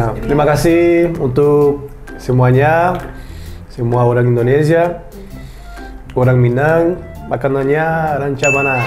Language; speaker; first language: Indonesian; non-native, learner; Portuguese